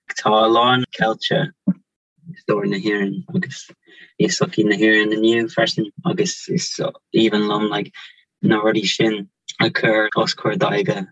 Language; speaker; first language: Irish; non-native, local second language; English